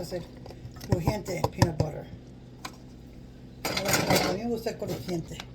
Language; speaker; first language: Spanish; early bilingual, heritage; Spanish